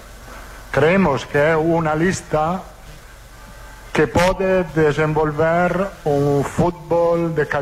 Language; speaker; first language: Portuguese; non-native, fluent; Italian